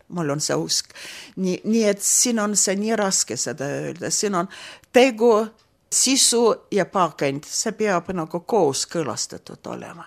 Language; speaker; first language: Estonian; non-native, local second language; Russian